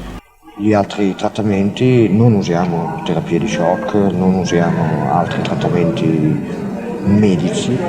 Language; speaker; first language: Italian; native; Italian